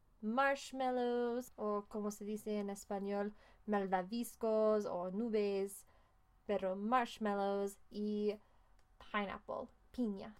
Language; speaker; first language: Spanish; non-native, fluent; English